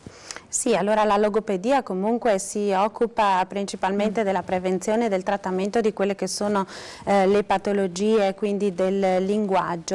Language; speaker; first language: Italian; native; Italian